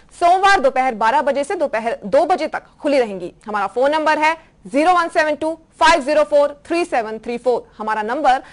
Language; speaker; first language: Hindi; native; Hindi